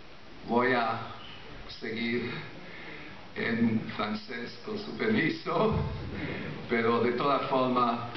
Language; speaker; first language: Spanish; non-native, fluent; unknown